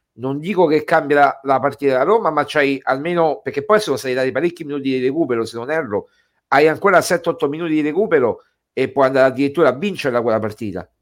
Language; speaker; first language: Italian; native; Italian